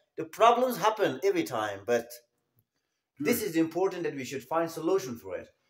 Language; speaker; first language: English; non-native, fluent; Persian